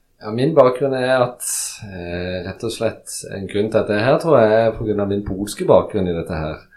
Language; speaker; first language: Norwegian; early bilingual, other home language; Polish